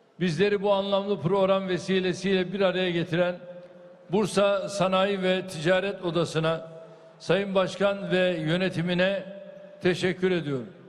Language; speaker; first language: Turkish; native; Turkish